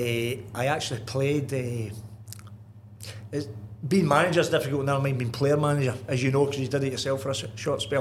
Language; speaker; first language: English; native; English